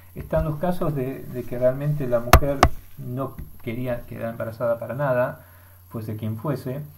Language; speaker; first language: Spanish; early bilingual, heritage; Spanish